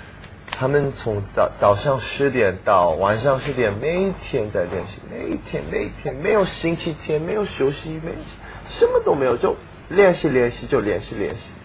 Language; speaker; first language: Chinese; non-native, learner; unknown